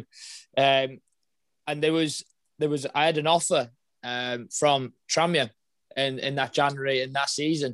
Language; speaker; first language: English; native; English